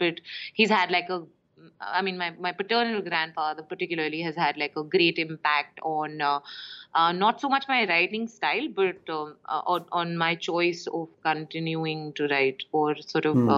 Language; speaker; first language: English; non-native, local second language; Urdu